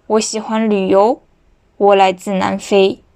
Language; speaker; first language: Chinese; non-native, fluent; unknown